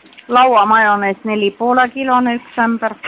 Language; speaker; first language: Estonian; non-native, local second language; Russian